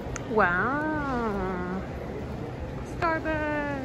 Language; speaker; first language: English; early bilingual, other home language; Spanish